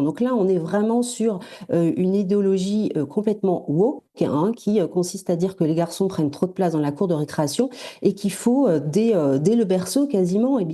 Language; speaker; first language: French; native; French